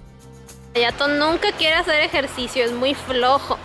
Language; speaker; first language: Spanish; native; Spanish